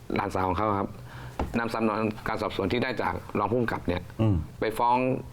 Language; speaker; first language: Thai; native; Thai